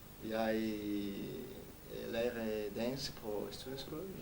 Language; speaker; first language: Danish; non-native, learner; Spanish